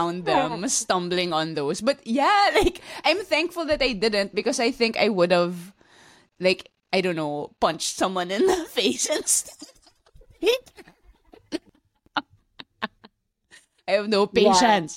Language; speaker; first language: English; non-native, local second language; Filipino